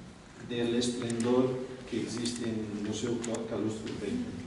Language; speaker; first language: Spanish; non-native, fluent; Portuguese